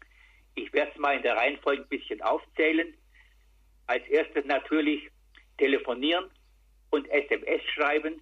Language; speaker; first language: German; native; German